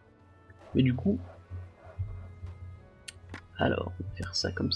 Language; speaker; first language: French; native; French